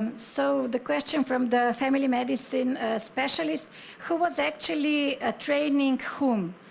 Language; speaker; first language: English; non-native, fluent; Slovenian